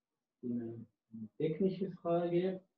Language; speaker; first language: German; non-native, learner; French